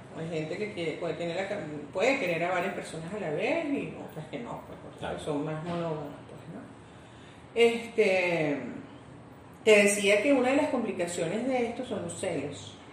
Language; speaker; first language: Spanish; native; Spanish